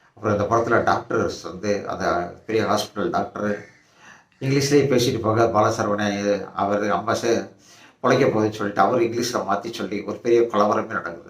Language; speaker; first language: Tamil; native; Tamil